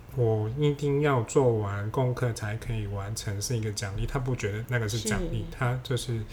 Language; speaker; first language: Chinese; non-native, fluent; Cantonese